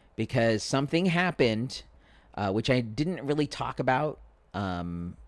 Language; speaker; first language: English; native; English